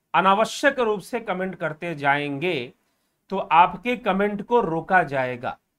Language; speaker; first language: Hindi; native; Hindi